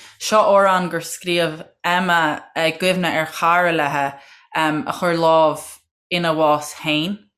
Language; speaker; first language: Irish; native; Irish